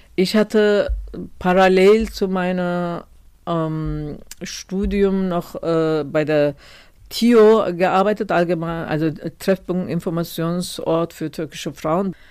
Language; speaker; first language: German; non-native, fluent; Turkish